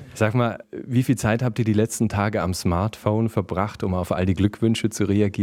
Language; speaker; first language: German; native; German